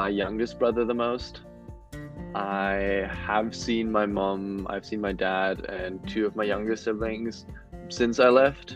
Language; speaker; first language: English; non-native, fluent; German